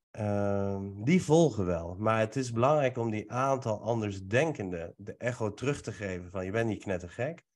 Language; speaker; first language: Dutch; early bilingual, other home language; Persian